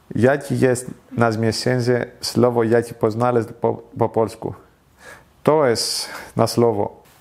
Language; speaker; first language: Polish; non-native, learner; Greek